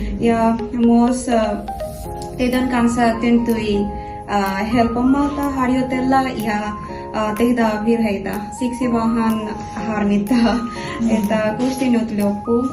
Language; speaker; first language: Finnish; non-native, learner; Bangla